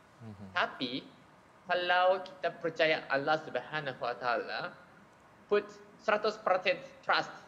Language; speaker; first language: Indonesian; non-native, learner; Japanese